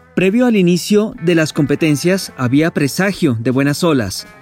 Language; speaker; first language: Spanish; native; Spanish